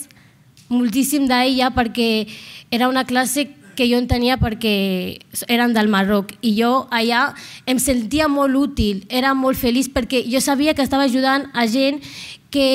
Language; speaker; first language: Catalan; non-native, local second language; Arabic